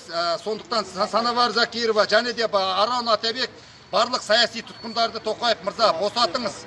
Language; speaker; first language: Kazakh; native; Kazakh